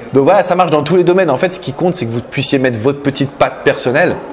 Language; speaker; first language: French; native; French